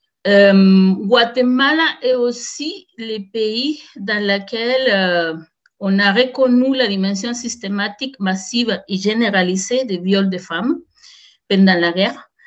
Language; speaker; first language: French; non-native, fluent; Spanish